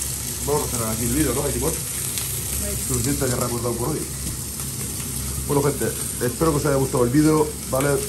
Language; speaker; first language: Spanish; native; Spanish